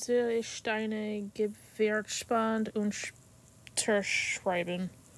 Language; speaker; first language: German; non-native, learner; English